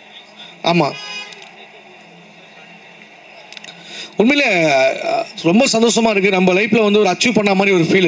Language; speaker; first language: Tamil; native; Tamil